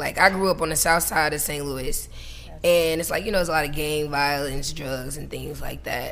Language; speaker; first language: English; native; English